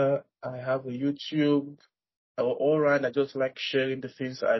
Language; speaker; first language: English; non-native, local second language; Yoruba